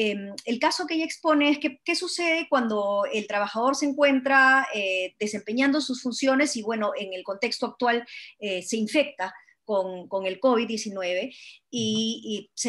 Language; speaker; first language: Spanish; native; Spanish